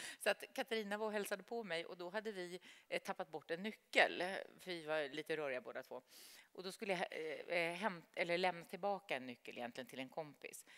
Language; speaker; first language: Swedish; native; Swedish